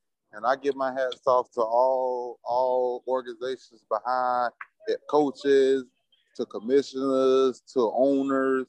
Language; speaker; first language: English; native; English